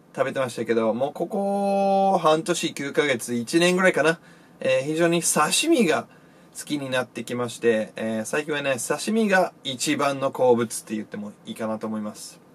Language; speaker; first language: Japanese; non-native, fluent; English